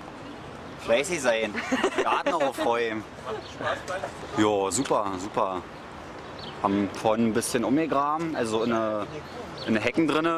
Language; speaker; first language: German; native; German